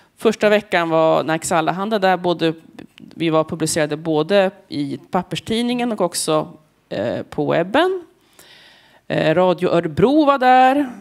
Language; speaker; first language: Swedish; native; Swedish